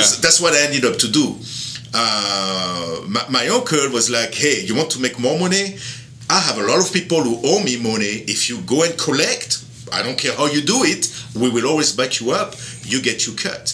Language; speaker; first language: English; non-native, fluent; French